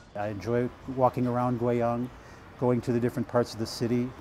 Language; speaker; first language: English; native; English